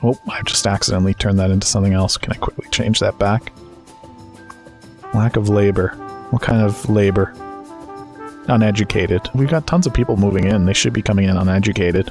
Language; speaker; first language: English; native; English